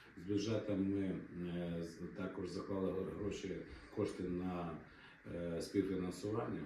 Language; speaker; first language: Ukrainian; native; Ukrainian